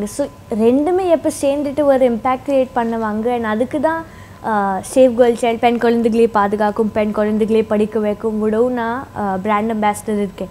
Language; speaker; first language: Tamil; non-native, local second language; Hindi